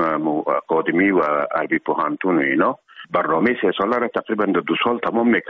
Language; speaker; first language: Persian; native; Persian